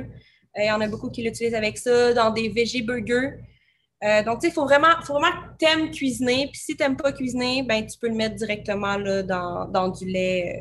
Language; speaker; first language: French; native; French